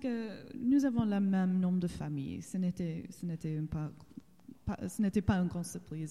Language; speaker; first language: French; non-native, learner; English